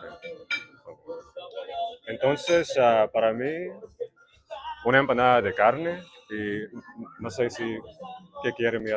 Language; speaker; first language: Spanish; non-native, learner; English